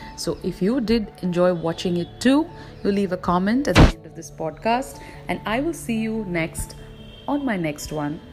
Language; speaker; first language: English; non-native, local second language; Tamil